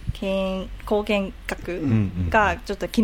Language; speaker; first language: Japanese; non-native, learner; Cantonese